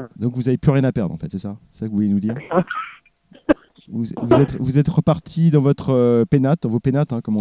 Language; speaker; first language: French; native; French